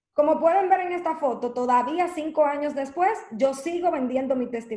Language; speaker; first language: Spanish; native; Spanish